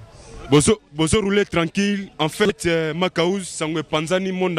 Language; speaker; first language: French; non-native, local second language; Lingala